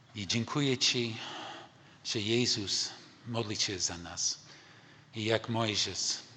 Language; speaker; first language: Polish; non-native, learner; English